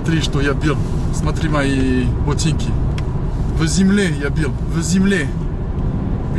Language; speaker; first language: Russian; non-native, learner; French